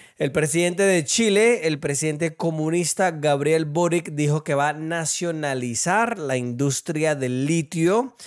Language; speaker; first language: Spanish; early bilingual, heritage; Spanish